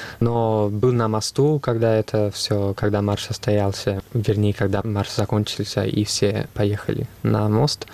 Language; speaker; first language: Russian; non-native, fluent; Italian